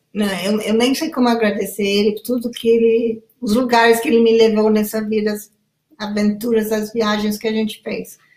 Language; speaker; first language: Portuguese; non-native, fluent; English